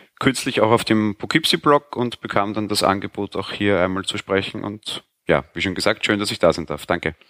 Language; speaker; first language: German; native; German